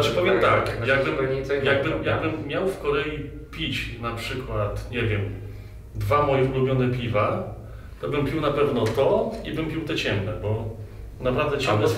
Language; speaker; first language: Polish; native; Polish